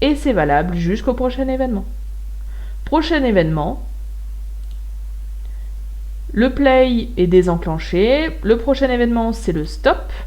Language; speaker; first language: French; native; French